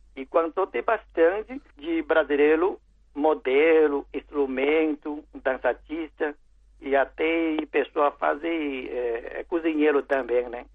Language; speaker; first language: Portuguese; non-native, learner; Chinese